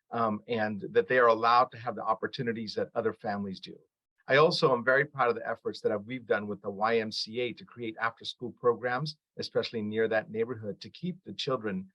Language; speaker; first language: English; early bilingual, other home language; Arabic